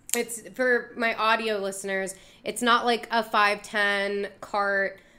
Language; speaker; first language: English; native; English